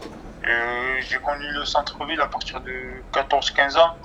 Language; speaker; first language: French; native; French